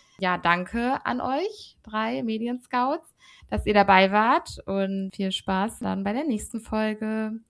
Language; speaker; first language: German; native; German